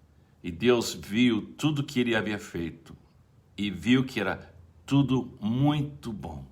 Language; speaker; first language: Portuguese; non-native, fluent; English